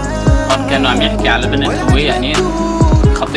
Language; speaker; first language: Arabic; native; Arabic